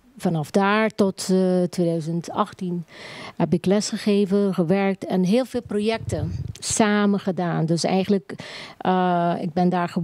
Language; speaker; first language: Dutch; early bilingual, other home language; Papiamento